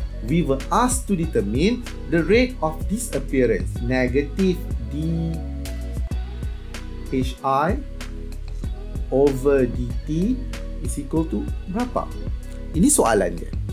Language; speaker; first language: English; non-native, local second language; Malay